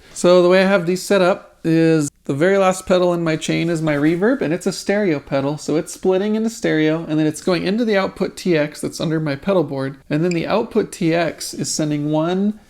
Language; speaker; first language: English; native; English